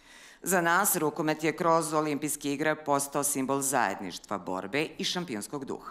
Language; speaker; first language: Serbian; native; Serbian